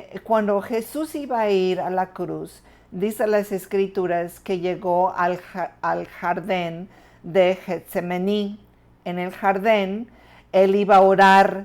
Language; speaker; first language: Spanish; non-native, fluent; English